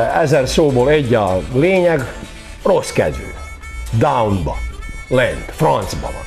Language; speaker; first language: Hungarian; non-native, local second language; Serbian